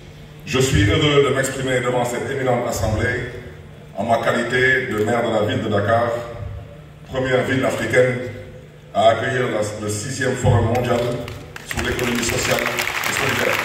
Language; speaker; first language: French; non-native, local second language; Wolof